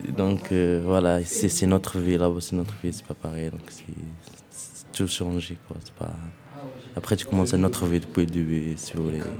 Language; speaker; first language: French; non-native, local second language; Arabic